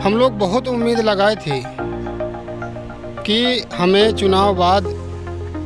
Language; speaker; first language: Hindi; native; Hindi